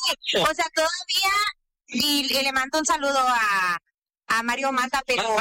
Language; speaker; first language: Spanish; native; Spanish